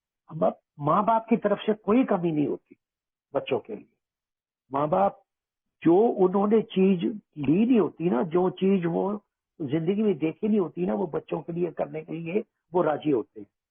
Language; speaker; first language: Hindi; native; Hindi